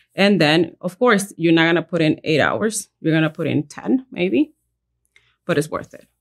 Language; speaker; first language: English; early bilingual, other home language; Spanish